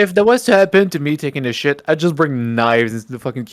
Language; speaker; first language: English; native; English